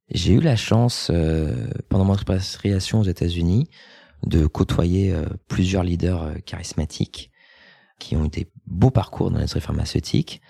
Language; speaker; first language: French; native; French